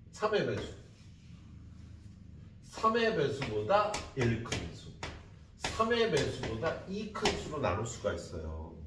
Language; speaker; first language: Korean; native; Korean